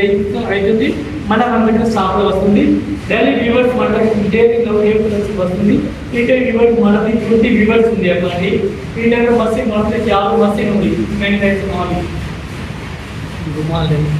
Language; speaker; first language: Telugu; non-native, local second language; Urdu